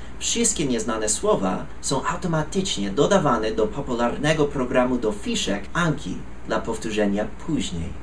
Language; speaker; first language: Polish; non-native, fluent; English